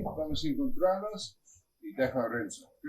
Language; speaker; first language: Spanish; non-native, learner; English